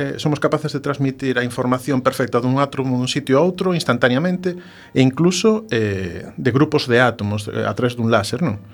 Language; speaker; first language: Galician; native; Galician